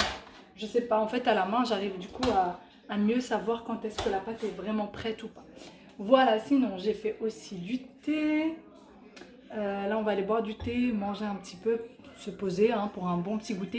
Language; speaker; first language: French; native; French